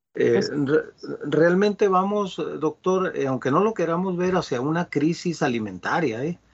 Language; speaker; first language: Spanish; native; Spanish